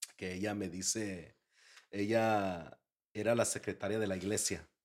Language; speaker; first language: Spanish; early bilingual, heritage; Spanish